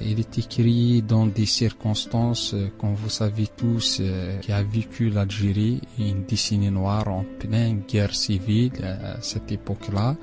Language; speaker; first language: French; non-native, local second language; Arabic